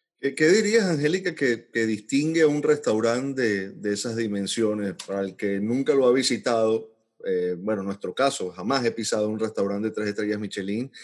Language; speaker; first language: Spanish; native; Spanish